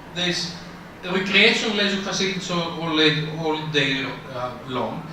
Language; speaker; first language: English; non-native, fluent; Greek